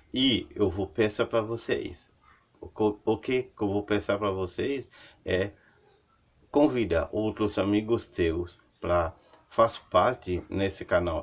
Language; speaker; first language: Portuguese; non-native, learner; Haitian Creole